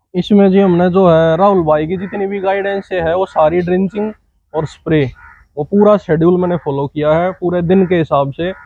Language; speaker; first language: Hindi; native; Hindi